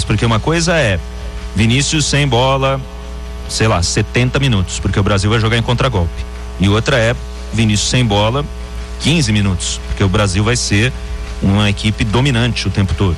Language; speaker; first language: Portuguese; native; Portuguese